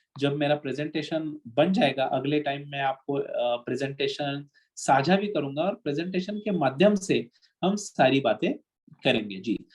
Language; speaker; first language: Hindi; non-native, local second language; Marathi